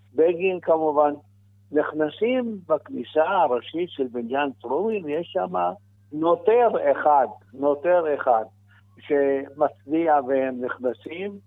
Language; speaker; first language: Hebrew; non-native, fluent; Arabic